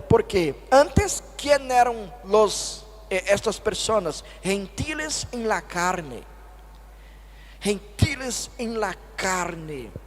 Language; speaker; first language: Spanish; non-native, fluent; Portuguese